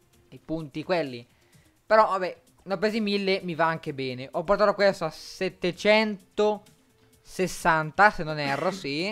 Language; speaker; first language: Italian; native; Italian